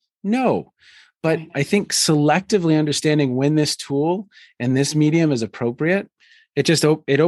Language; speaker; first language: English; native; English